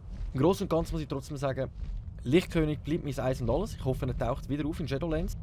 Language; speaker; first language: German; native; German